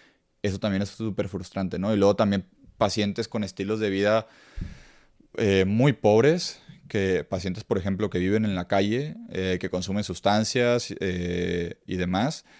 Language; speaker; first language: Spanish; native; Spanish